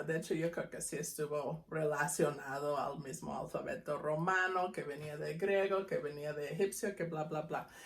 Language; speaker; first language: Spanish; non-native, fluent; English